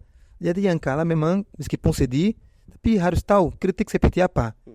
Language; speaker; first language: Indonesian; non-native, fluent; Portuguese